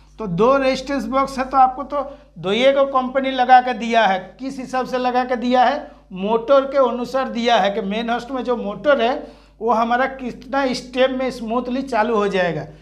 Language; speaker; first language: Hindi; native; Hindi